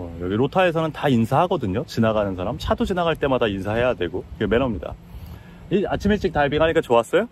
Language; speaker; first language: Korean; native; Korean